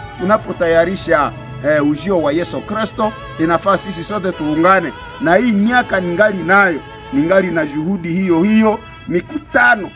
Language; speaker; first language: Swahili; non-native, local second language; Nande